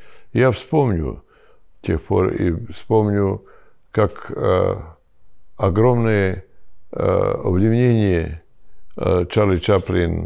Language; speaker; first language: Russian; non-native, learner; Serbian